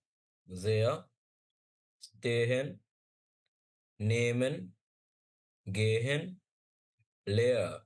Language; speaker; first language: German; non-native, learner; Bangla